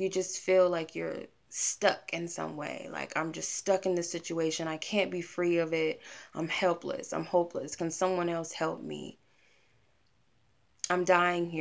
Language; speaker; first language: English; native; English